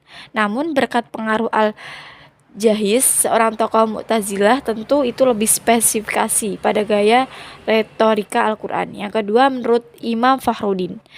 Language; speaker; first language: Indonesian; native; Indonesian